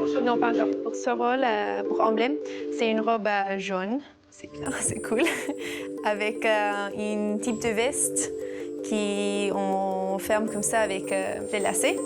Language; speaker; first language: French; non-native, fluent; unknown